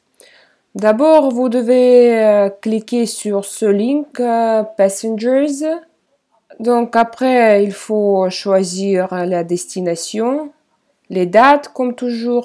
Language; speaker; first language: French; non-native, fluent; Russian